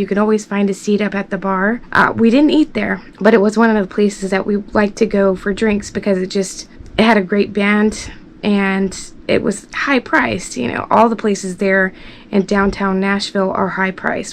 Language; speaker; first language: English; native; English